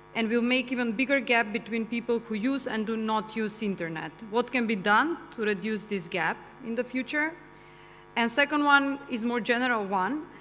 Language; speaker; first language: English; non-native, fluent; Macedonian